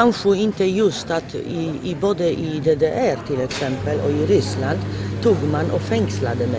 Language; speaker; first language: Swedish; non-native, fluent; Polish